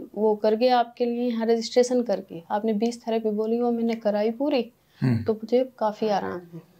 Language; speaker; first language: Hindi; native; Hindi